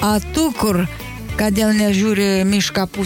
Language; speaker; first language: Lithuanian; native; Lithuanian